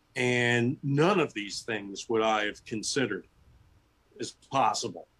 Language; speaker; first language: English; native; English